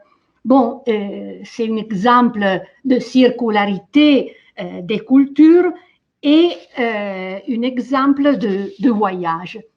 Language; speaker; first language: French; non-native, fluent; Italian